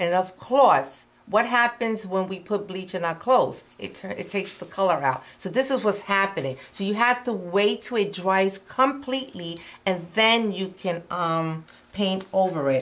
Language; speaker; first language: English; non-native, fluent; Spanish